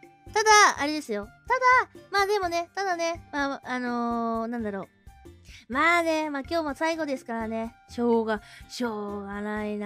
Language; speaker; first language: Japanese; native; Japanese